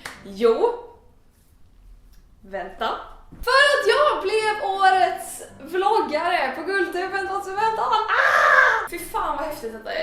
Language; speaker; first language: Swedish; native; Swedish